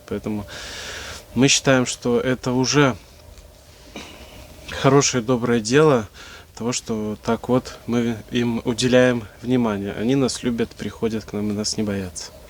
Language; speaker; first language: Russian; native; Russian